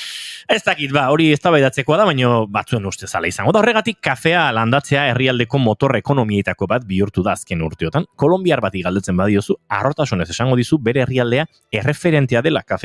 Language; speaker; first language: Basque; native; Basque